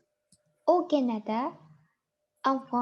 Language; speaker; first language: French; non-native, learner; Chinese